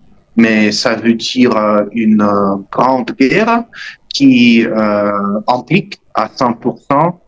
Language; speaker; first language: French; non-native, fluent; Russian